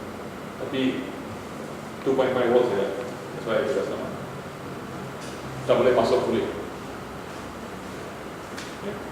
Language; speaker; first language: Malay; non-native, local second language; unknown